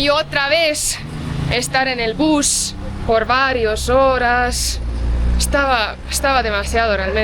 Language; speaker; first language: Spanish; non-native, fluent; Portuguese